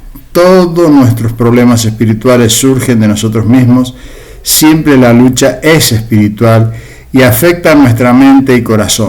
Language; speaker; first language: Spanish; native; Spanish